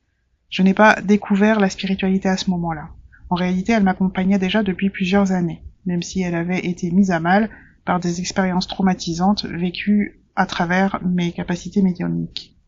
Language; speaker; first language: French; native; French